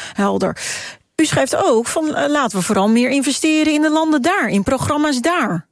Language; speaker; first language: Dutch; native; Dutch